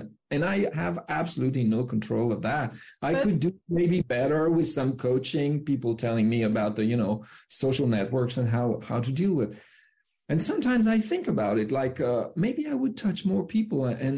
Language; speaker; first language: English; non-native, fluent; French